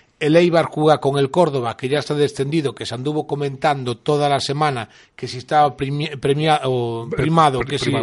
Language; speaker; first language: Spanish; native; Spanish